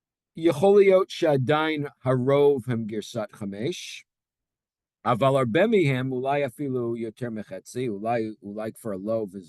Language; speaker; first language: Hebrew; non-native, fluent; English